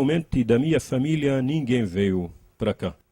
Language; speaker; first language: Portuguese; non-native, learner; Arabic